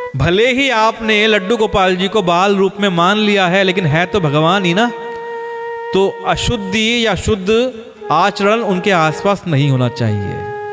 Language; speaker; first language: Hindi; native; Hindi